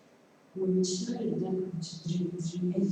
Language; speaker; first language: Russian; non-native, learner; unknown